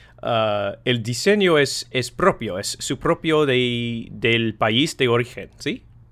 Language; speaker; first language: Spanish; non-native, learner; English